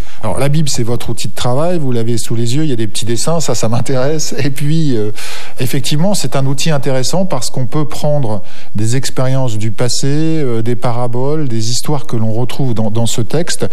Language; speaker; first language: French; native; French